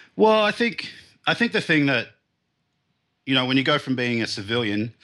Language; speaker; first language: English; native; English